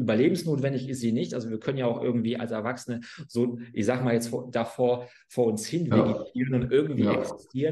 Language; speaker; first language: German; native; German